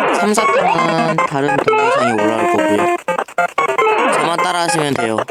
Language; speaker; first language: Korean; native; Korean